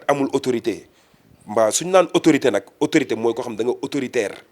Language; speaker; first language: Wolof; native; Wolof